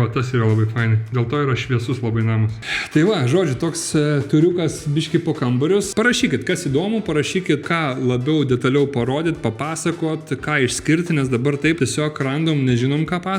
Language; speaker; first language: Lithuanian; native; Lithuanian